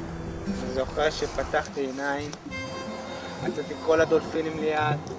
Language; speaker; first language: Hebrew; non-native, local second language; Arabic